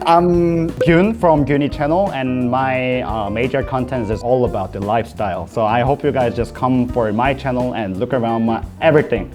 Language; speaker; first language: English; non-native, learner; Korean